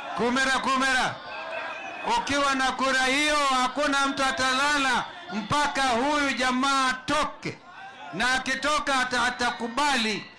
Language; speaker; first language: Swahili; non-native, local second language; Kamba